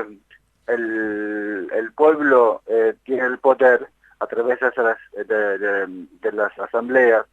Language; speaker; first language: Spanish; non-native, fluent; Kurdish